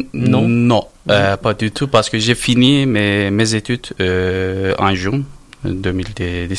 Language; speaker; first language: French; non-native, learner; Turkish